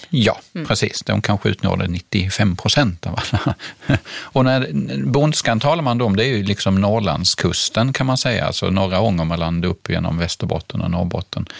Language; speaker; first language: Swedish; native; Swedish